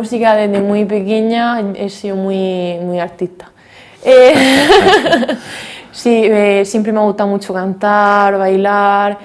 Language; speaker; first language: Spanish; native; Spanish